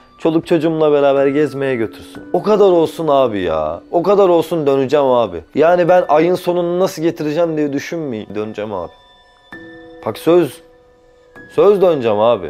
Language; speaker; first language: Turkish; native; Turkish